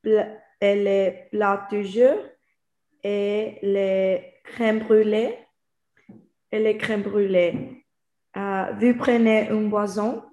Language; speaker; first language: French; non-native, learner; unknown